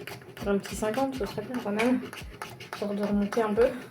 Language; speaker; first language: French; native; French